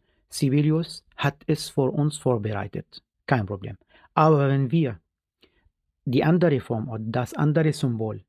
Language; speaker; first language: German; non-native, fluent; Arabic